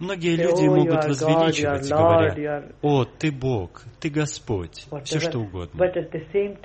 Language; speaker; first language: Russian; native; Russian